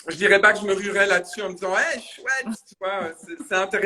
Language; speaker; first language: French; native; French